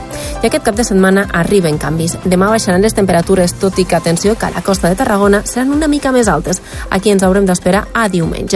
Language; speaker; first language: Catalan; native; Catalan